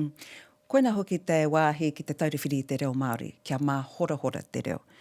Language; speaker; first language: Māori; non-native, local second language; English